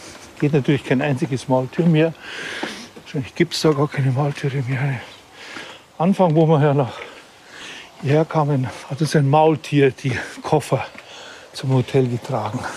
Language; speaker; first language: German; native; German